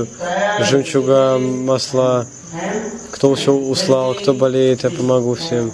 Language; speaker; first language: Russian; non-native, fluent; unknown